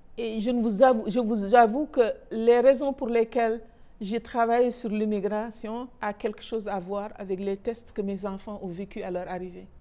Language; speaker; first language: French; non-native, local second language; Wolof